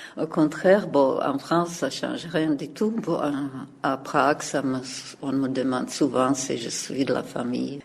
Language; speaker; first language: French; non-native, fluent; Czech